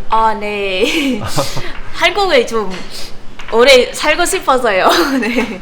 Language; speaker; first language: Korean; non-native, fluent; Vietnamese